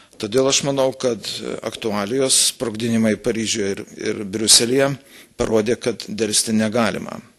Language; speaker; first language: Lithuanian; native; Lithuanian